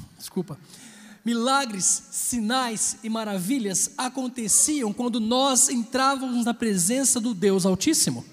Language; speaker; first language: Portuguese; native; Portuguese